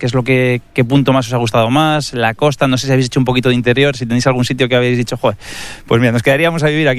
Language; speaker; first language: Spanish; native; Spanish